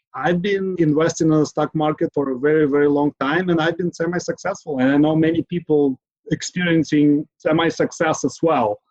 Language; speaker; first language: English; non-native, fluent; Ukrainian